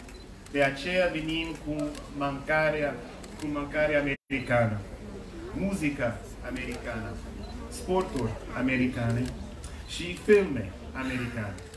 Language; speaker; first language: Romanian; non-native, fluent; English